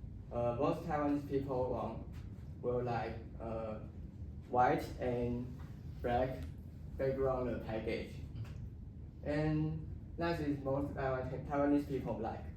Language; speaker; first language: English; non-native, learner; Chinese